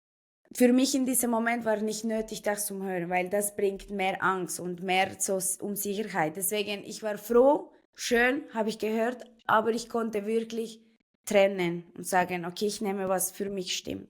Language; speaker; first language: German; non-native, fluent; Spanish